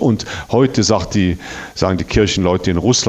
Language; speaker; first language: German; native; German